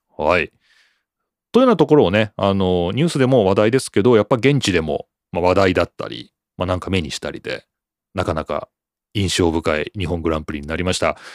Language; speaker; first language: Japanese; native; Japanese